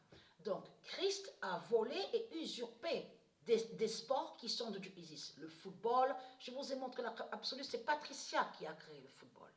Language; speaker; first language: French; native; French